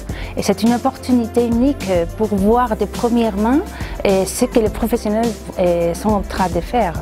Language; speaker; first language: French; non-native, fluent; Spanish